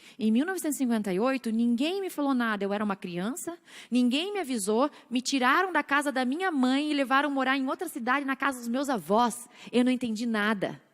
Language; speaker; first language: Portuguese; native; Portuguese